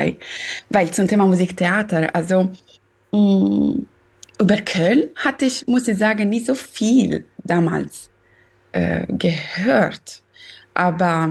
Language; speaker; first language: German; non-native, fluent; Italian